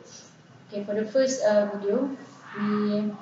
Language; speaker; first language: English; non-native, local second language; Malay